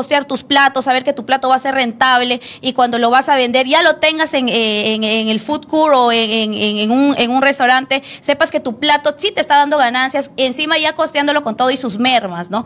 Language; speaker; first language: Spanish; native; Spanish